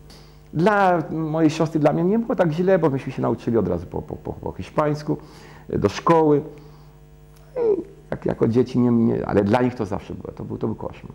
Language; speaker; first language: Polish; early bilingual, heritage; Polish